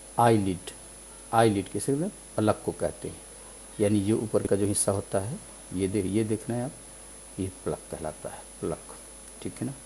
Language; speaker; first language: Urdu; native; Urdu